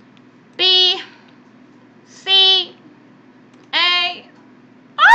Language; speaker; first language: Korean; native; Korean